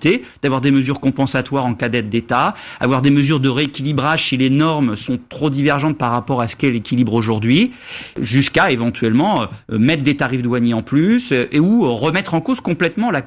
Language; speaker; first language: French; native; French